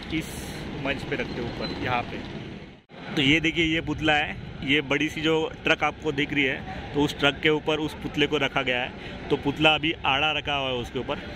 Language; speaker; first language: Hindi; non-native, local second language; Marathi